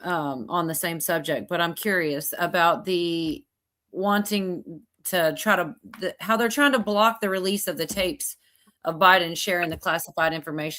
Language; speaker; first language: English; native; English